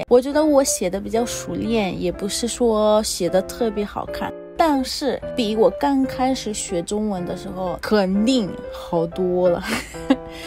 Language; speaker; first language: Chinese; non-native, fluent; Spanish